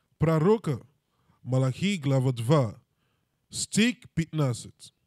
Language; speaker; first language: Russian; non-native, learner; English